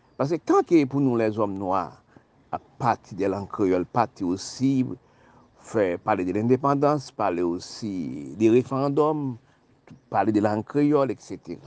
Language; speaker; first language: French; non-native, local second language; Haitian Creole